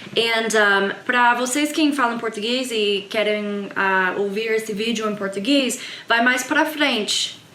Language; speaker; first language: Portuguese; non-native, learner; English